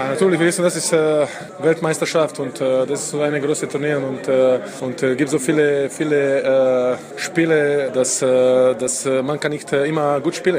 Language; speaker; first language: German; non-native, fluent; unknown